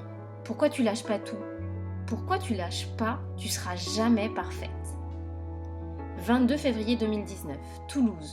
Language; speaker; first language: French; native; French